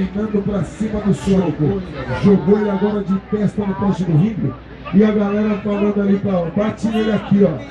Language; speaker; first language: Portuguese; native; Portuguese